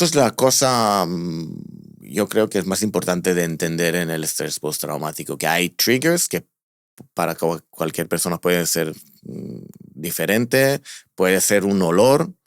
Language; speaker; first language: Spanish; non-native, fluent; Hebrew